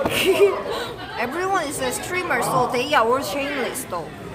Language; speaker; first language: English; non-native, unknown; Korean